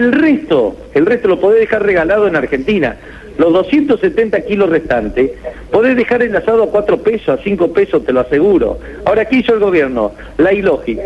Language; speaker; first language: Spanish; native; Spanish